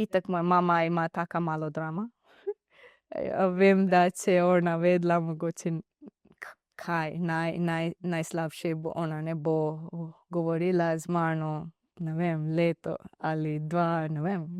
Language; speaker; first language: Slovenian; non-native, learner; Divehi